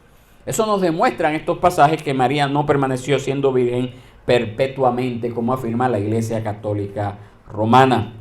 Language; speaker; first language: Spanish; native; Spanish